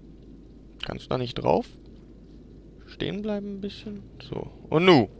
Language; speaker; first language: German; native; German